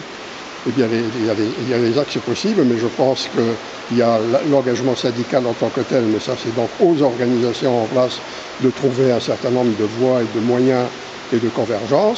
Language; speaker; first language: French; native; French